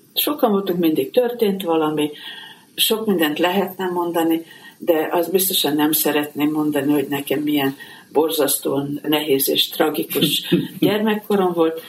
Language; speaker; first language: Hungarian; native; Hungarian